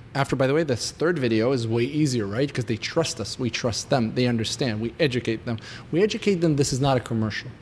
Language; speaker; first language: English; non-native, fluent; Hebrew